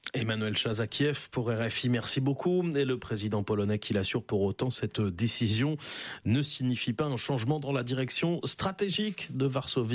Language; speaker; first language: French; native; French